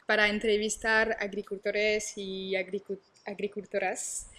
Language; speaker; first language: Spanish; non-native, learner; French